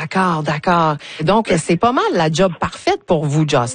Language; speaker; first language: French; native; French